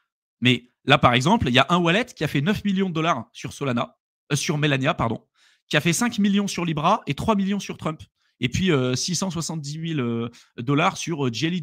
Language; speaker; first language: French; native; French